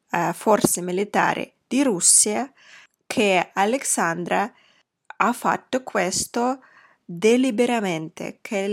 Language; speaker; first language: Italian; non-native, fluent; Russian